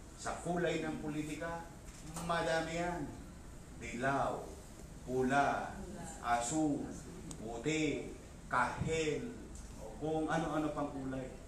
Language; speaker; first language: Filipino; native; Filipino